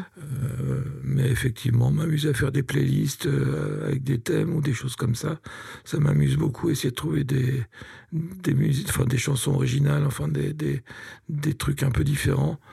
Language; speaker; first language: French; native; French